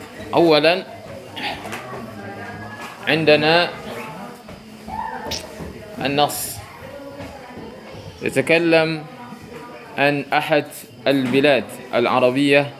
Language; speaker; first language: Arabic; non-native, fluent; Sundanese